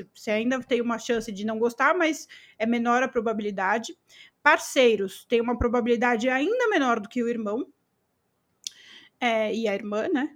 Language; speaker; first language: Portuguese; native; Portuguese